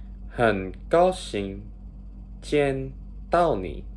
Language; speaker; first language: Chinese; non-native, learner; Indonesian